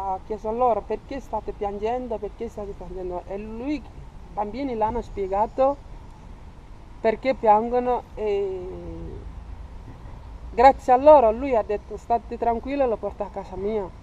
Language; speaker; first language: Italian; non-native, fluent; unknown